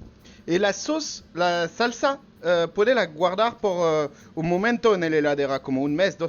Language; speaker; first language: Spanish; non-native, learner; French